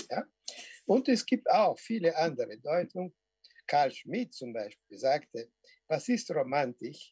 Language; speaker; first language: German; non-native, fluent; Portuguese